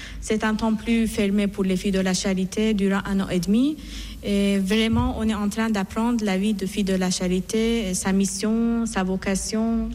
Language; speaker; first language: French; non-native, fluent; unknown